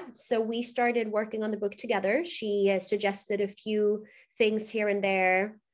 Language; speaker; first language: English; non-native, fluent; Swedish